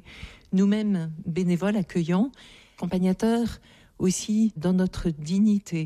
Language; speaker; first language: French; native; French